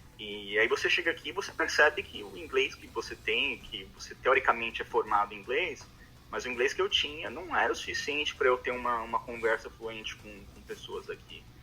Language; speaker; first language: Portuguese; native; Portuguese